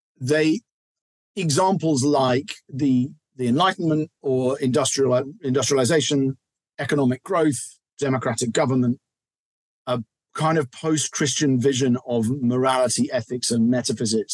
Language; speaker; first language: English; native; English